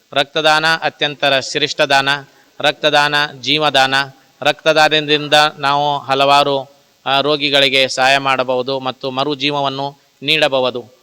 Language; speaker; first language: Kannada; non-native, local second language; Urdu